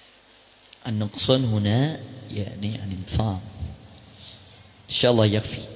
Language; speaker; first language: Arabic; non-native, fluent; Indonesian